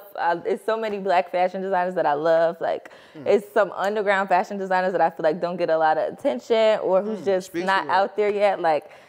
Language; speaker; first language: English; native; English